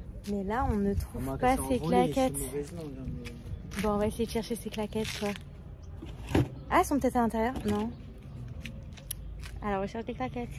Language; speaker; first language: French; native; French